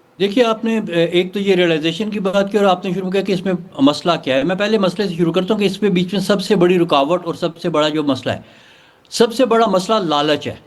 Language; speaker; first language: Urdu; non-native, local second language; Punjabi